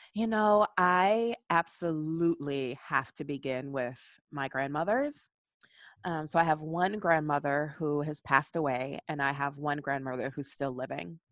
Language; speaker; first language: English; native; English